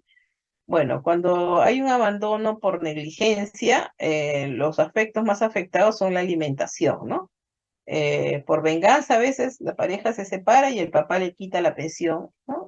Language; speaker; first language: Spanish; native; Spanish